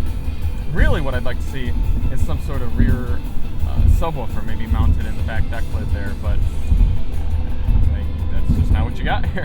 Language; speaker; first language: English; native; English